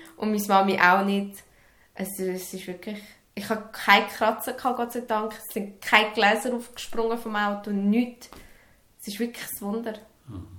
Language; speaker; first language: German; early bilingual, other home language; Serbian